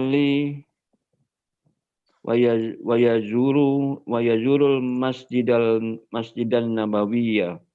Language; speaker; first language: Arabic; non-native, learner; Indonesian